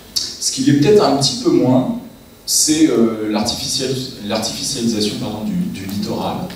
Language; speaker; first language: French; native; French